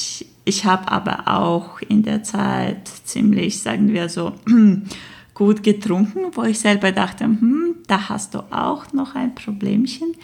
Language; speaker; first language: German; non-native, fluent; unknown